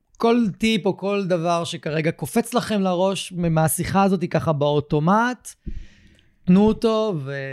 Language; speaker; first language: Hebrew; native; Hebrew